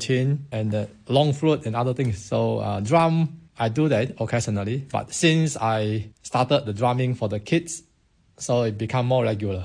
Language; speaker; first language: English; non-native, local second language; Min Nan Chinese